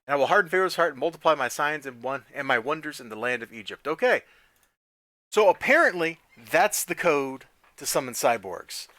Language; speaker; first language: English; native; English